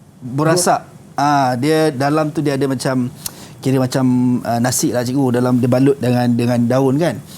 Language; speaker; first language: Malay; non-native, local second language; Central Dusun